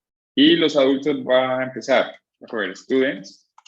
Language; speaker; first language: Spanish; native; Spanish